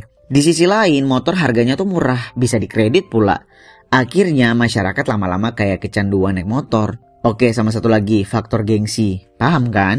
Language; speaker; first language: Indonesian; native; Indonesian